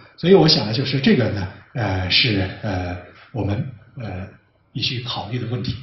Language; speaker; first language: Chinese; native; Chinese